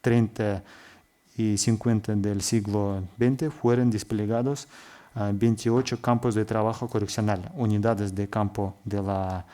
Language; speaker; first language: Spanish; non-native, learner; Kazakh